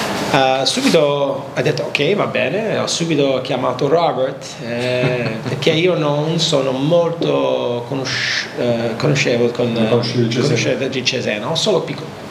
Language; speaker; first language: Italian; non-native, learner; English